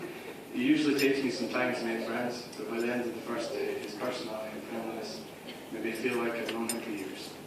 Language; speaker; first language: English; native; English